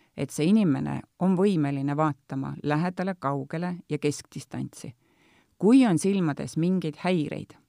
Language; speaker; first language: Estonian; native; Estonian